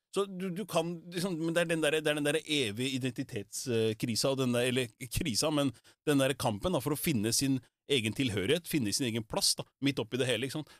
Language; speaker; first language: Norwegian; early bilingual, other home language; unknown